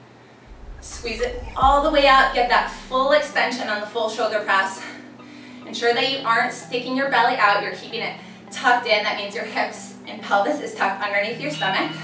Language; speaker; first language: English; native; English